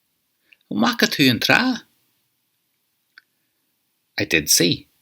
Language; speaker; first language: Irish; non-native, fluent; English